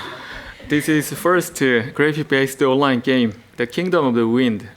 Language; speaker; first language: English; non-native, learner; Korean